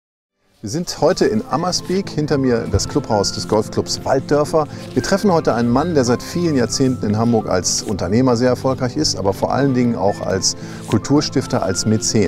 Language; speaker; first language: German; native; German